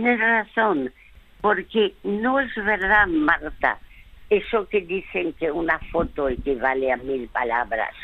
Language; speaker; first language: Spanish; early bilingual, other home language; French